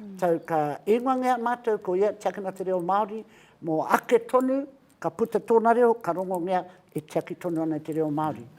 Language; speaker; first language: Māori; native; Māori